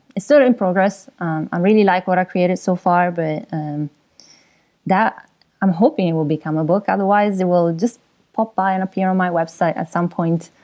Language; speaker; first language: English; non-native, fluent; Italian